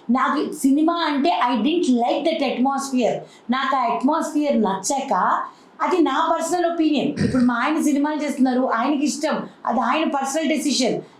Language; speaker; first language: Telugu; native; Telugu